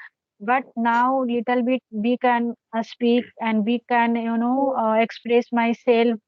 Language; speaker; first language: English; non-native, learner; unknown